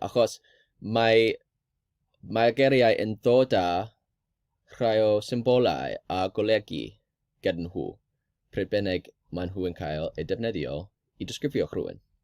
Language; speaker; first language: Welsh; non-native, learner; English